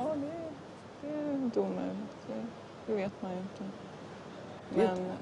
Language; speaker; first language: Swedish; native; Swedish